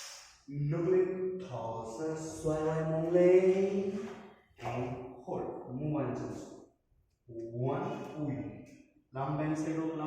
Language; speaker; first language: Vietnamese; non-native, learner; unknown